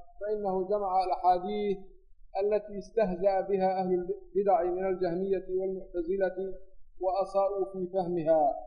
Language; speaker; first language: Arabic; non-native, local second language; Somali